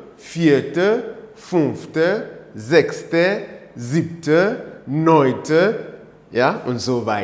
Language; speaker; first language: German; non-native, fluent; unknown